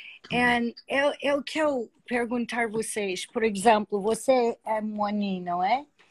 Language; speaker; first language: Portuguese; non-native, fluent; English